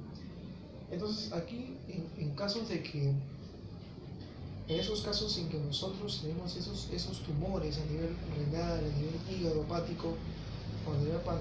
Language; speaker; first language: Spanish; native; Spanish